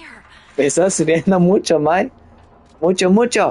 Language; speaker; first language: Spanish; non-native, learner; English